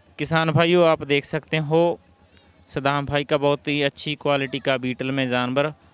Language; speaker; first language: Hindi; non-native, local second language; Punjabi